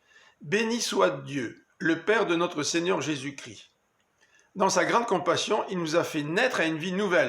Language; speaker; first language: French; native; French